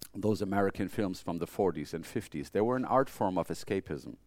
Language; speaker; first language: English; non-native, fluent; German